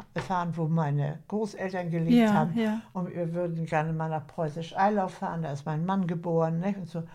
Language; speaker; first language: German; native; German